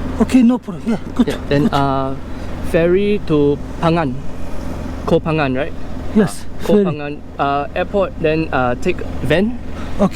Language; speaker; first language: English; non-native, learner; Turkish